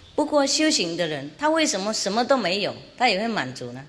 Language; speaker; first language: Chinese; non-native, fluent; Vietnamese